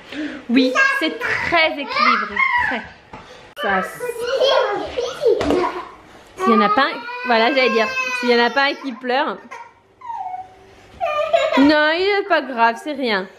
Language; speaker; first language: French; native; French